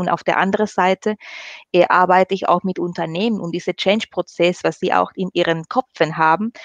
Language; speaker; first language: German; non-native, fluent; Spanish